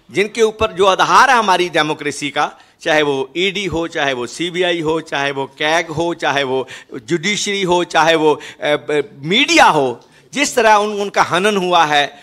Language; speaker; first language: Hindi; non-native, local second language; Punjabi